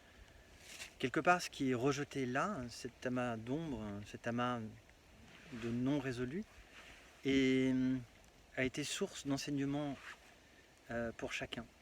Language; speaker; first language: French; native; French